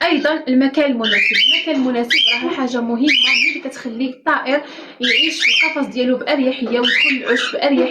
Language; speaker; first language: Arabic; native; Arabic